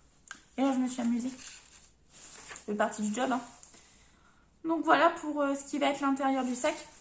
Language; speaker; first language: French; native; French